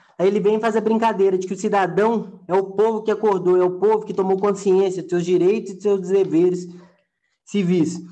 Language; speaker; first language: Portuguese; native; Portuguese